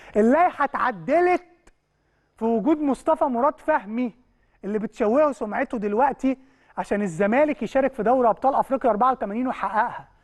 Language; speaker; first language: Egyptian Arabic; native; Egyptian Arabic